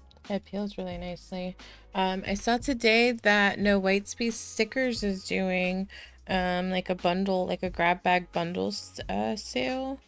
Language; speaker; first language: English; early bilingual, other home language; Spanish